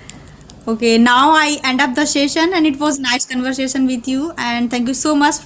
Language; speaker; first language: English; non-native, learner; Hindi